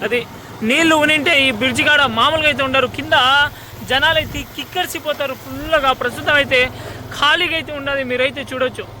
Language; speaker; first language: Telugu; non-native, local second language; Urdu